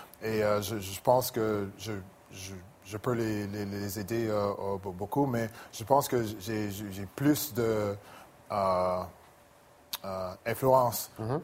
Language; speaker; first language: French; non-native, local second language; English